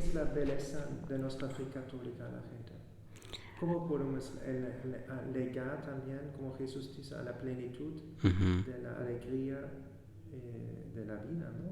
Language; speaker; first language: Spanish; non-native, fluent; German